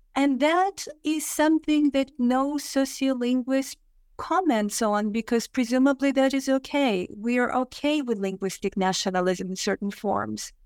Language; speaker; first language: English; non-native, fluent; Russian